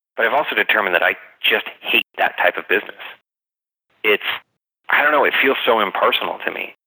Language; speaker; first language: English; native; English